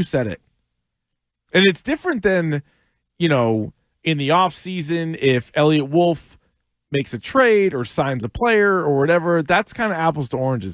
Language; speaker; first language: English; native; English